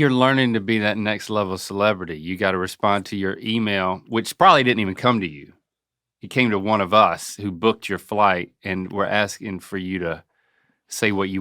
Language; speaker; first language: English; native; English